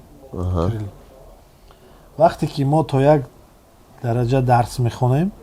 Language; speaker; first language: Persian; native; Persian